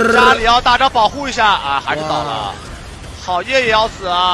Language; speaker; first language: Chinese; native; Chinese